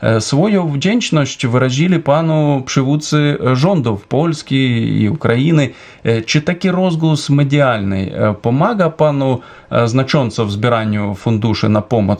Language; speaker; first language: Polish; non-native, fluent; Ukrainian